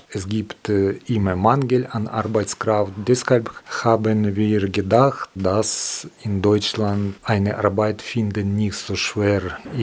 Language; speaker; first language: German; non-native, learner; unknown